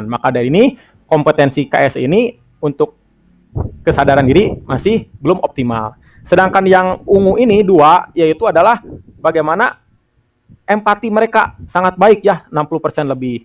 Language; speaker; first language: Indonesian; non-native, local second language; Sundanese